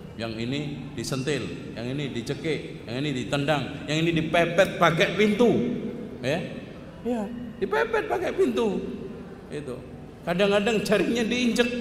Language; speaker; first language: Indonesian; native; Indonesian